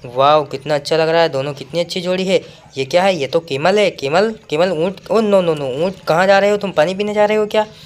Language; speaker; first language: Hindi; native; Hindi